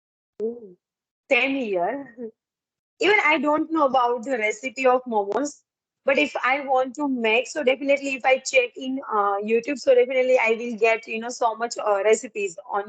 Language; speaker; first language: English; non-native, learner; Gujarati